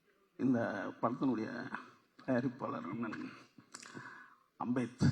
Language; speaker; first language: Tamil; native; Tamil